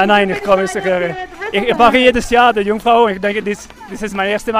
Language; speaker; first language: German; non-native, learner; French